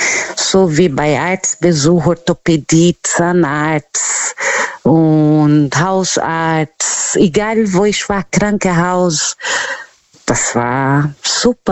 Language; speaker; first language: German; non-native, learner; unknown